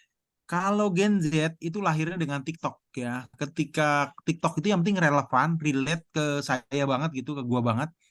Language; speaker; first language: Indonesian; native; Indonesian